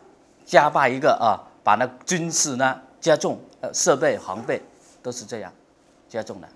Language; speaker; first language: Chinese; native; Chinese